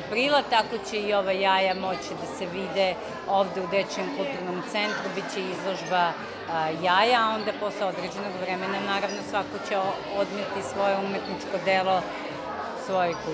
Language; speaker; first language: Serbian; native; Serbian